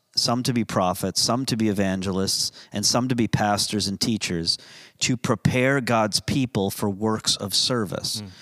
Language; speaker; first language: English; native; English